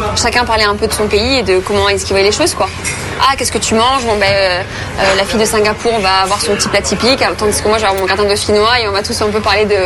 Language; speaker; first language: French; native; French